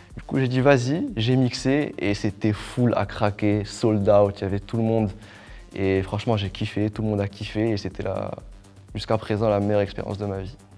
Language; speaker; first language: French; non-native, local second language; Arabic